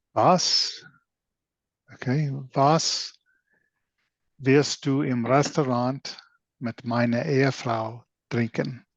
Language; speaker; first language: German; non-native, learner; English